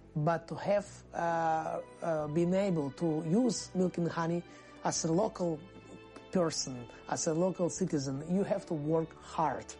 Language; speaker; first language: English; non-native, fluent; Russian